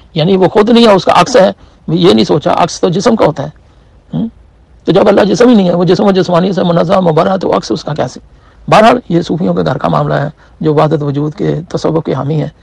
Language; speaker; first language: Urdu; native; Urdu